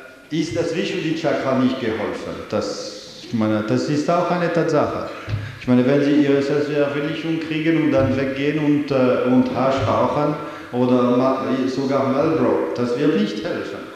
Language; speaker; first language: German; non-native, fluent; French